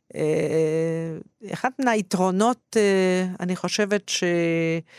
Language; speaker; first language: Hebrew; non-native, fluent; English